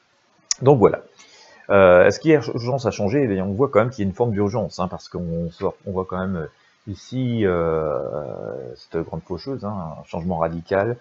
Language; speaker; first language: French; native; French